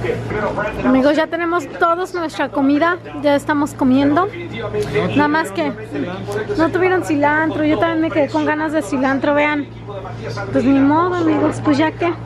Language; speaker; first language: Spanish; native; Spanish